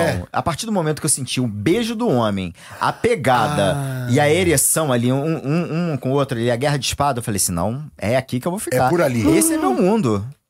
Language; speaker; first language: Portuguese; native; Portuguese